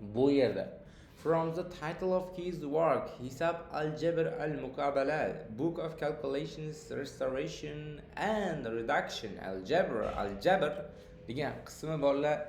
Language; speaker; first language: English; non-native, fluent; Uzbek